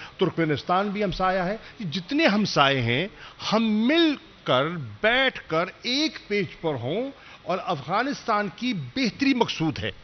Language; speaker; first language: Urdu; non-native, local second language; Saraiki